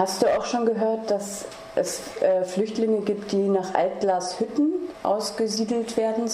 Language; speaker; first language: German; native; German